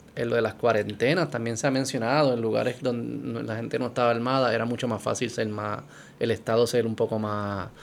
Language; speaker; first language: Spanish; native; Spanish